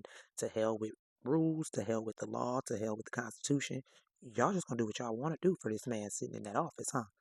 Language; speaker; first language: English; native; English